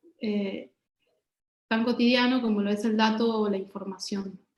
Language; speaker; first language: Spanish; native; Spanish